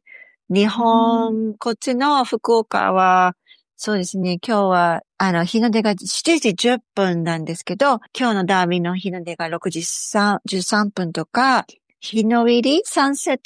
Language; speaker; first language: Japanese; native; Japanese